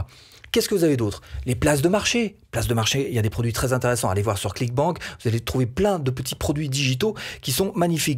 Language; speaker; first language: French; native; French